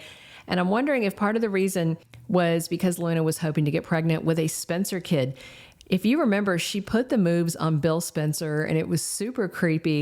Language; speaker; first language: English; native; English